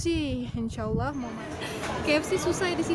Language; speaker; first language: Indonesian; native; Indonesian